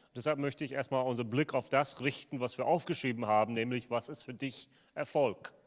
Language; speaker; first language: German; native; German